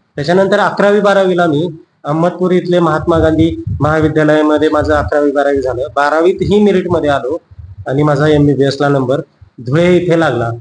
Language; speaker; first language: Marathi; native; Marathi